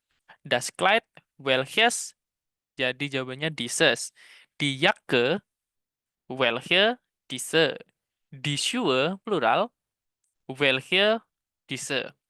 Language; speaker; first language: German; non-native, learner; Indonesian